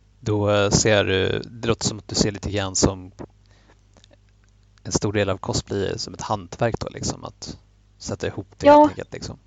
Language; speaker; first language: Swedish; native; Swedish